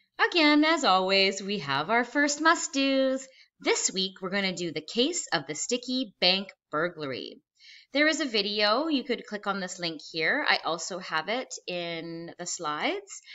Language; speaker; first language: English; native; English